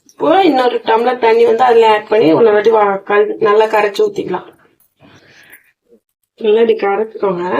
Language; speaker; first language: Tamil; native; Tamil